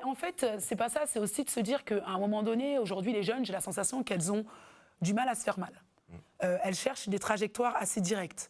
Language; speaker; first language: French; native; French